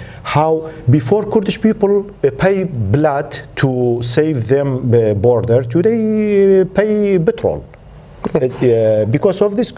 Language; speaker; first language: English; non-native, learner; Central Kurdish